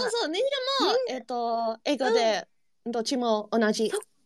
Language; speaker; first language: Japanese; non-native, learner; English